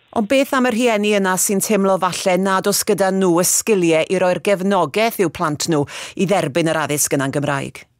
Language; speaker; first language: Welsh; native; Welsh